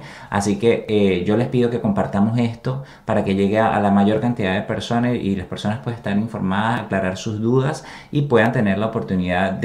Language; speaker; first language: Spanish; native; Spanish